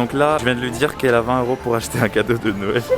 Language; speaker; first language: French; native; French